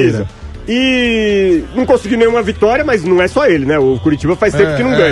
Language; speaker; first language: Portuguese; native; Portuguese